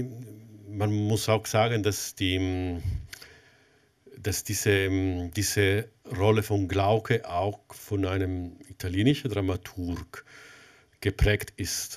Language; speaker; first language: German; non-native, fluent; Italian